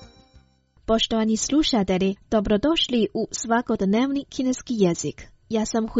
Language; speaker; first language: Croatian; non-native, fluent; Chinese